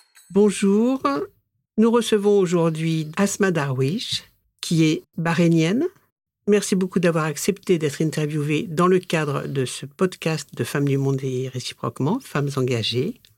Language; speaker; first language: French; native; French